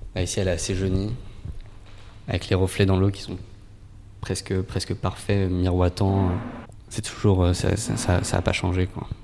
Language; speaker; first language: French; native; French